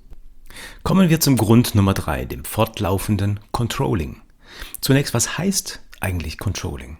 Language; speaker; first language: German; native; German